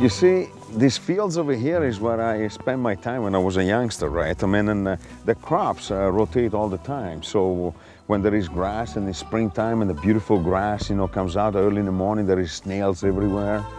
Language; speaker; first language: English; non-native, fluent; Italian